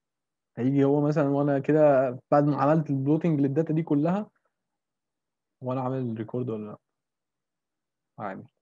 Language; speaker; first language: Arabic; native; Arabic